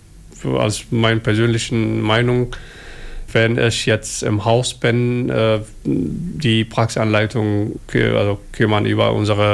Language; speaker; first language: German; non-native, learner; Somali